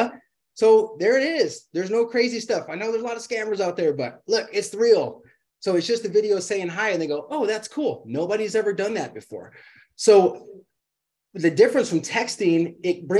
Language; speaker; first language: English; native; English